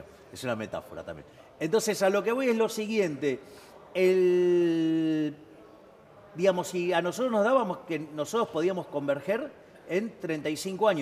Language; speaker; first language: Spanish; native; Spanish